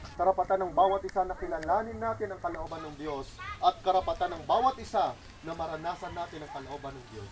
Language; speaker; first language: Filipino; non-native, local second language; Cebuano